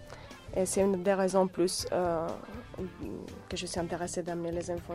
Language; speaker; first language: French; non-native, fluent; Catalan